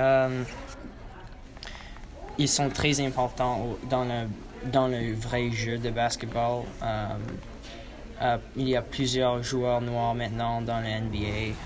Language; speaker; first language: French; non-native, learner; English